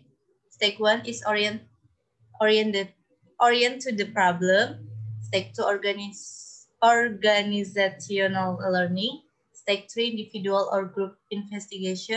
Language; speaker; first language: English; non-native, learner; Indonesian